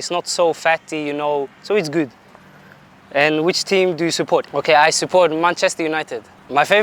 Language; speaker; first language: English; non-native, fluent; Swedish